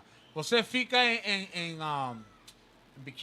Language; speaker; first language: Portuguese; non-native, learner; Spanish